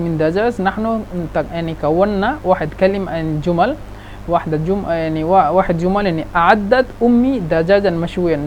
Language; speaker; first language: Egyptian Arabic; non-native, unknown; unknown